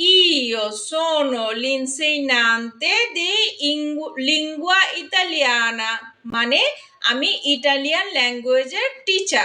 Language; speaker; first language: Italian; non-native, fluent; Bangla